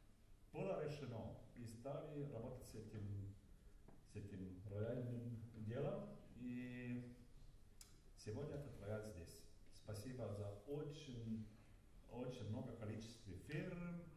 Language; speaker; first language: Russian; non-native, learner; Estonian